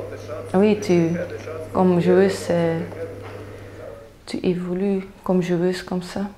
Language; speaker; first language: French; non-native, local second language; Dutch